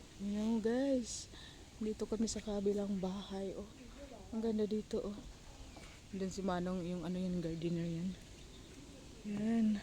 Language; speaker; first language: Filipino; non-native, local second language; Cebuano